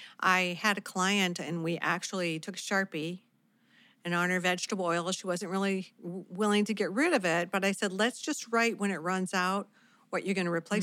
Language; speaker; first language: English; native; English